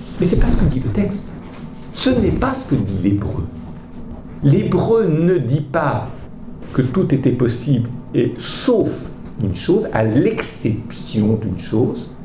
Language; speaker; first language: French; native; French